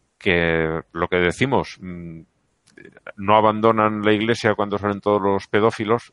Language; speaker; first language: Spanish; native; Spanish